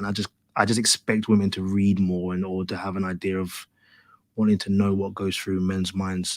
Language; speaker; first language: English; native; English